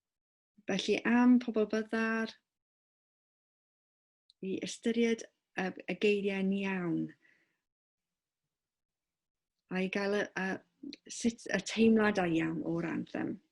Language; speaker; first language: Welsh; non-native, local second language; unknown